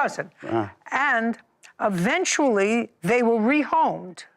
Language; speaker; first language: English; native; English